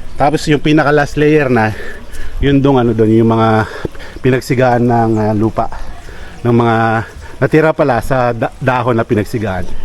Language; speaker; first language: Filipino; native; Filipino